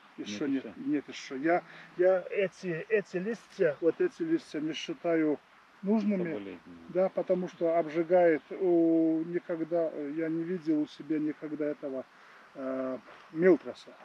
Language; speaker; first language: Russian; non-native, fluent; Latvian